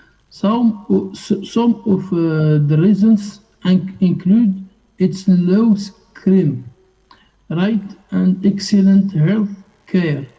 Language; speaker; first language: English; non-native, learner; Arabic